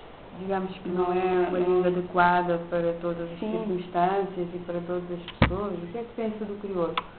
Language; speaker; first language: Portuguese; non-native, local second language; Kabuverdianu